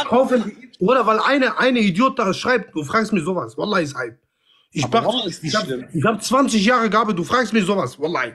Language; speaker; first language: German; non-native, fluent; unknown